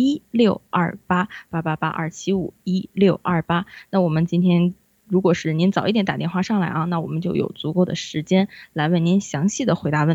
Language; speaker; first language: Chinese; native; Chinese